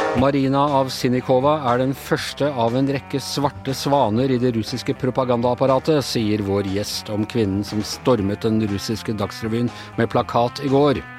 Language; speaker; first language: Norwegian; native; Norwegian